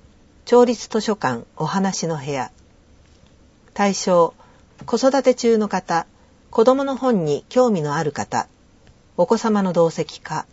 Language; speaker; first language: Japanese; native; Japanese